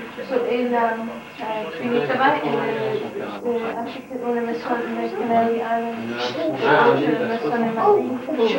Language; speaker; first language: French; non-native, learner; English